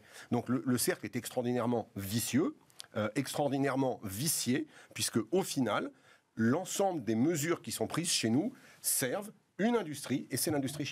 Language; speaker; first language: French; native; French